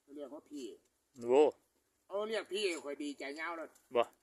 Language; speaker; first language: Thai; non-native, local second language; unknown